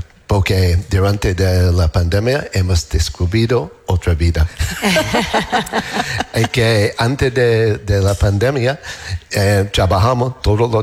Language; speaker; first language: Spanish; non-native, learner; English